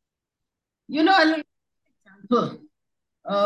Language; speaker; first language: English; non-native, local second language; Hindi